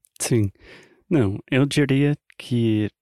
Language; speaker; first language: Portuguese; non-native, fluent; English